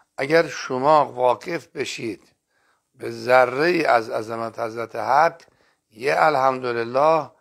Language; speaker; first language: Persian; non-native, local second language; Azerbaijani